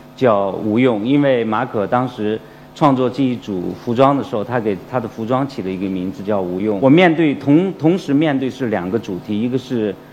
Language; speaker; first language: Chinese; native; Chinese